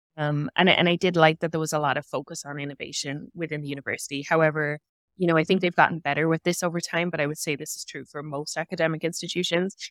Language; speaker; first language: English; native; English